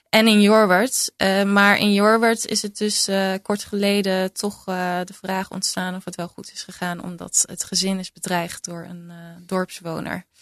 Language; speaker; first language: Dutch; native; Dutch